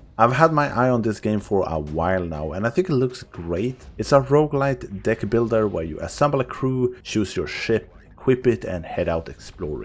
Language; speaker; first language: English; non-native, fluent; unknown